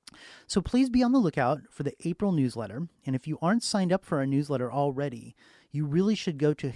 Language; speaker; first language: English; native; English